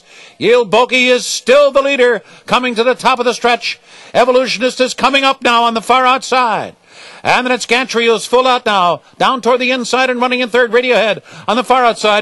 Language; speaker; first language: English; native; English